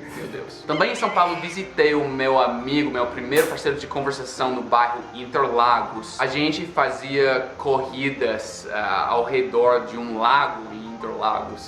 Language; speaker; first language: Portuguese; non-native, fluent; English